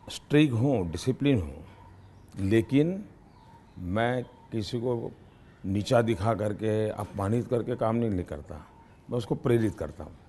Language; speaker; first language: Hindi; non-native, local second language; Gujarati